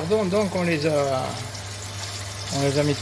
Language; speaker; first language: French; native; French